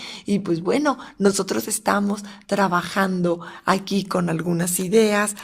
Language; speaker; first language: Spanish; native; Spanish